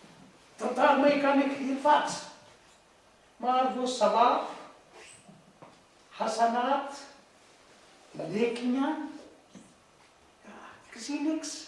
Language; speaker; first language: Dutch; non-native, fluent; Urdu